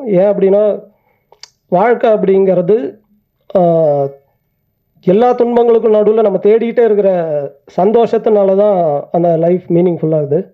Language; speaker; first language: Tamil; native; Tamil